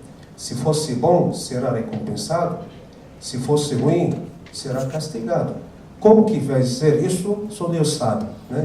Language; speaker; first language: Portuguese; non-native, fluent; Arabic